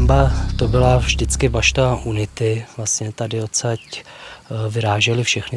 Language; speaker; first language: Czech; native; Czech